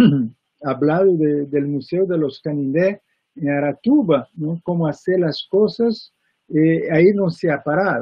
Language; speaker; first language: Spanish; non-native, fluent; Portuguese